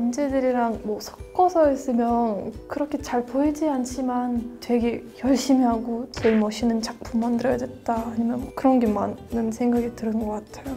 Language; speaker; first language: Korean; non-native, fluent; Russian